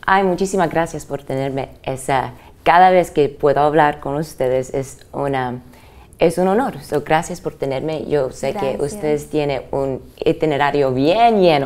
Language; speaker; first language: Spanish; early bilingual, heritage; English